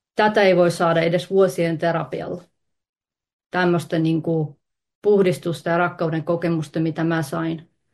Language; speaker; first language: Finnish; early bilingual, other home language; Russian